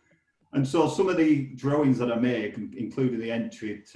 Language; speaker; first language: English; native; English